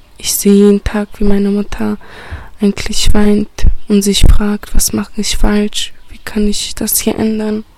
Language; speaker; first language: German; early bilingual, other home language; Romany